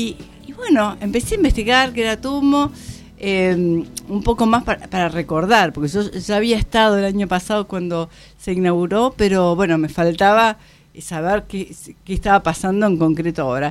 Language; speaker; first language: Spanish; native; Spanish